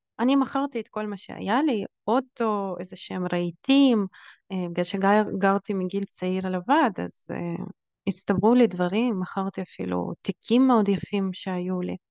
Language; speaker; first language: Hebrew; early bilingual, other home language; Russian